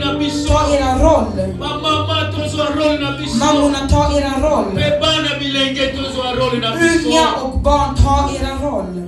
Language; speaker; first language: Swedish; non-native, learner; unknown